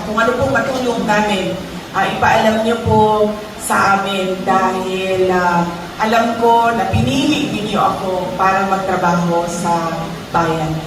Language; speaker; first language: Filipino; non-native, local second language; Cebuano